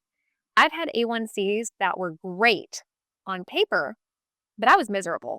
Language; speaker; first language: English; native; English